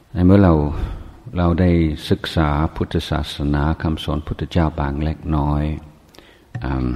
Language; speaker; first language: Thai; non-native, fluent; English